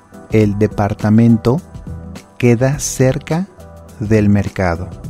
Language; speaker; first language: Spanish; native; Spanish